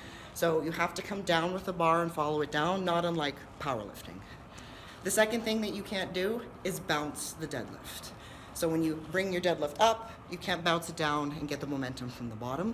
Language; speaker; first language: English; native; English